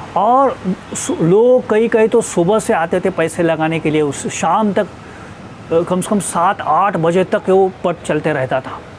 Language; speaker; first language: Hindi; non-native, local second language; Marathi